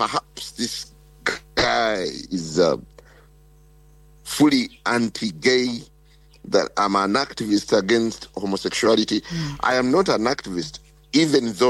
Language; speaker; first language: English; non-native, local second language; Ganda